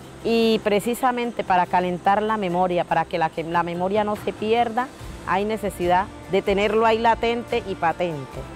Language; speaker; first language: Spanish; native; Spanish